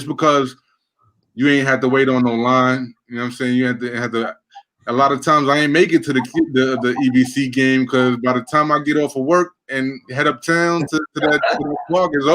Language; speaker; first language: English; native; English